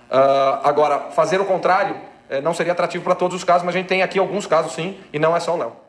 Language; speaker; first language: Portuguese; native; Portuguese